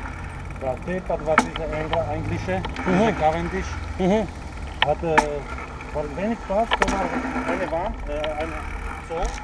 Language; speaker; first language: German; non-native, learner; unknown